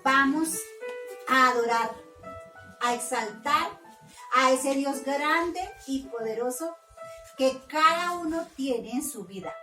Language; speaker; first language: Spanish; native; Spanish